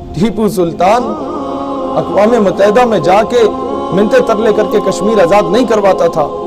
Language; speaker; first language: Urdu; non-native, local second language; Punjabi